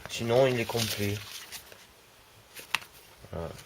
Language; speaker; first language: French; native; French